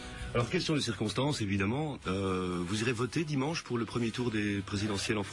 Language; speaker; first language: French; native; French